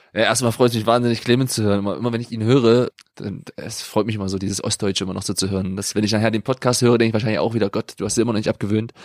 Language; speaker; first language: German; native; German